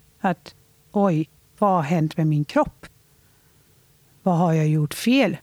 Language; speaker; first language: Swedish; non-native, fluent; Persian